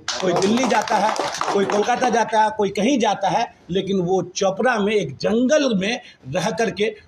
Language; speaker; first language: Hindi; non-native, local second language; Bangla